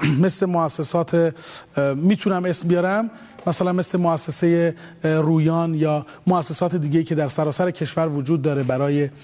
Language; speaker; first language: Persian; native; Persian